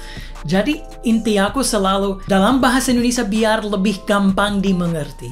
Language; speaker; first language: Indonesian; non-native, fluent; English